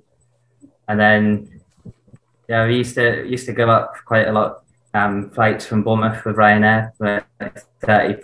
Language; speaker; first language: English; native; English